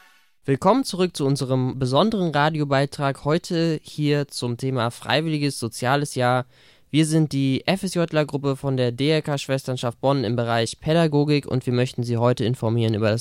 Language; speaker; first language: German; native; German